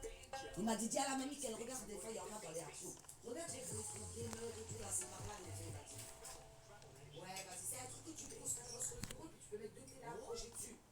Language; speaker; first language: French; native; French